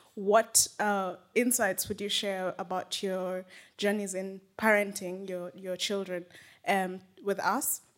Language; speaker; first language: English; non-native, fluent; Arabic